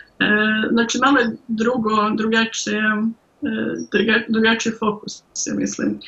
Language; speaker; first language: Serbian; early bilingual, heritage; Serbian